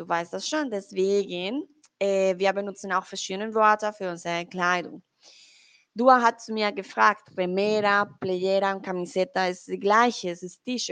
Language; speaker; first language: German; non-native, learner; Spanish